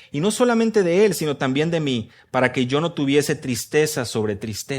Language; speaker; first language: Spanish; native; Spanish